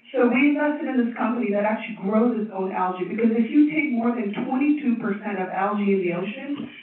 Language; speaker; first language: English; non-native, fluent; Chinese